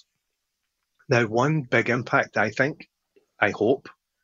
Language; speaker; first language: English; native; English